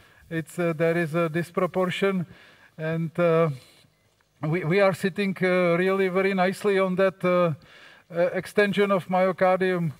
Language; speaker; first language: English; non-native, fluent; Czech